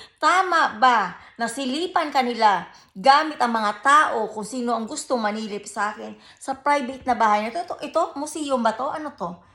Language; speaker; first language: Filipino; native; Filipino